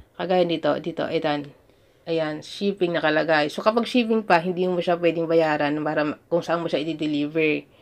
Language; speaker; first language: Filipino; native; Filipino